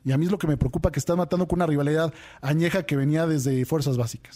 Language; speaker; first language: Spanish; native; Spanish